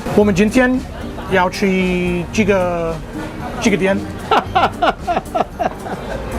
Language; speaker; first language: Chinese; non-native, fluent; English